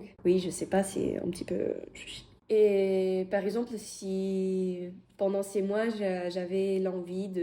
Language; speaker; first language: French; non-native, fluent; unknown